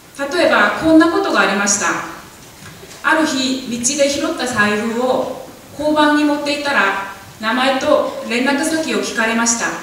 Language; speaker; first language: Japanese; non-native, fluent; Korean